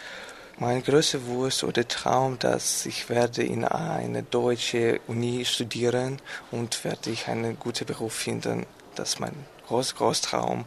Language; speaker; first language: German; non-native, learner; Russian